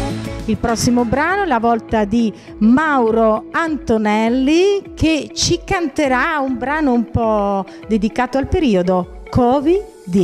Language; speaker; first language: Italian; native; Italian